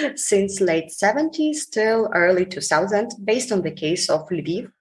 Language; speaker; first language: English; non-native, fluent; Ukrainian